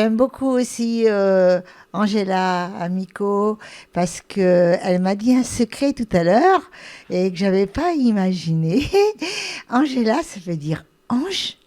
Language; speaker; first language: French; native; French